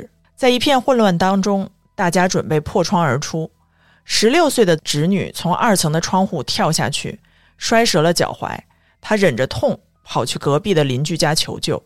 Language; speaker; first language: Chinese; native; Chinese